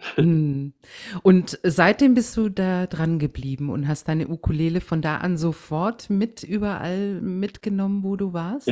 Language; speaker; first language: German; native; German